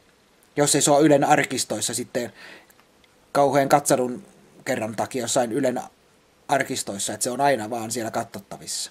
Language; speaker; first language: Finnish; native; Finnish